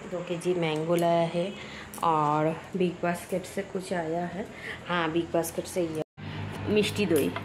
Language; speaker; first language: Hindi; non-native, local second language; Bangla